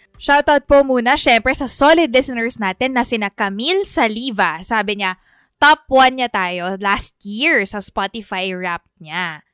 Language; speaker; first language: Filipino; native; Filipino